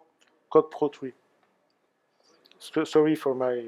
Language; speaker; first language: English; non-native, learner; French